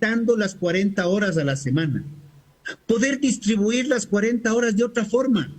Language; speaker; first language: Spanish; native; Spanish